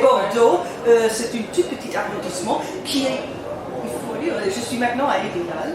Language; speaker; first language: French; non-native, learner; English